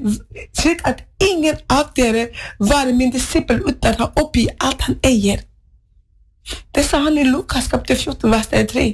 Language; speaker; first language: Norwegian; non-native, fluent; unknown